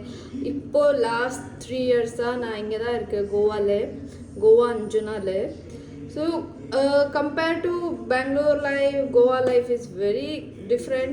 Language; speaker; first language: Tamil; early bilingual, heritage; Tamil